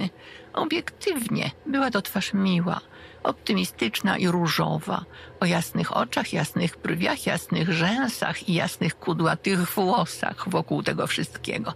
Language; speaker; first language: Polish; native; Polish